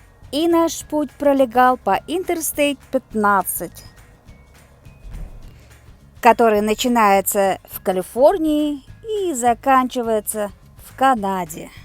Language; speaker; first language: Russian; non-native, local second language; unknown